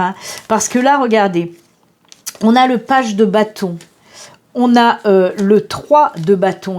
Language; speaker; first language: French; native; French